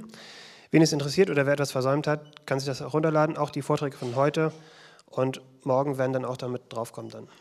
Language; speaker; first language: German; native; German